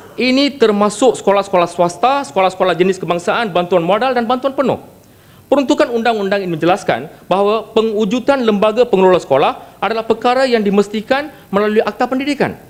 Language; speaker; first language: Malay; non-native, local second language; Tamil